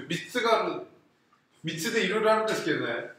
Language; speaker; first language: Japanese; non-native, fluent; Korean